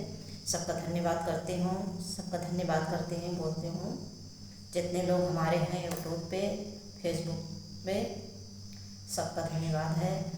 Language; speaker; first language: Hindi; non-native, local second language; Awadhi